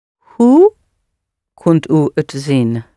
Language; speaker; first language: Dutch; non-native, learner; English